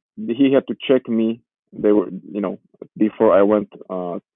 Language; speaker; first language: English; non-native, fluent; Georgian